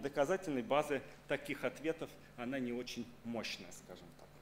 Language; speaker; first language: Russian; native; Russian